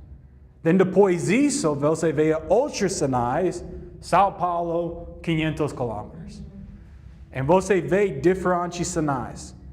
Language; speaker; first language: Portuguese; non-native, learner; English